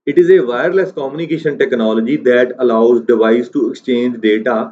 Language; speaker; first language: English; non-native, local second language; Punjabi